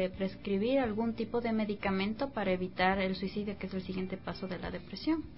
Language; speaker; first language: Spanish; native; Spanish